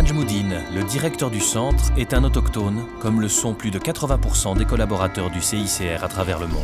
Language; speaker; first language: French; native; French